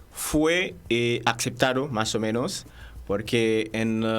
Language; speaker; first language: Spanish; non-native, fluent; Haitian Creole